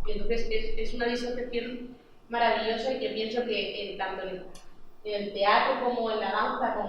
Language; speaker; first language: Spanish; non-native, local second language; Catalan